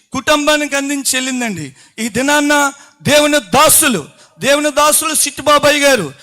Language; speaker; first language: Telugu; native; Telugu